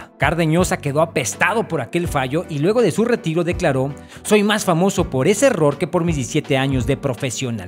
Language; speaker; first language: Spanish; native; Spanish